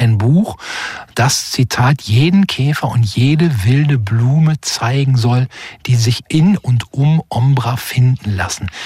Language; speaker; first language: German; native; German